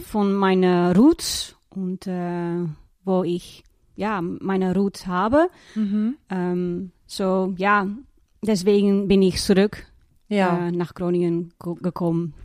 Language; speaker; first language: German; non-native, learner; Dutch